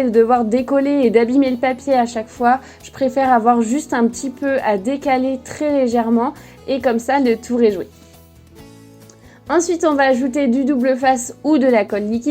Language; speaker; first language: French; native; French